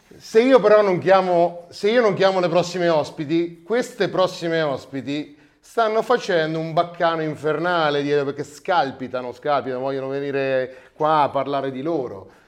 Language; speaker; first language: Italian; native; Italian